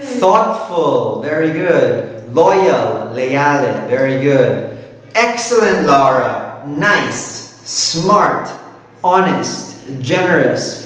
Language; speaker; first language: English; native; English